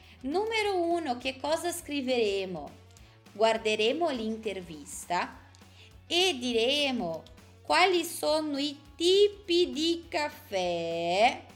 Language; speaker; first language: Italian; non-native, fluent; Portuguese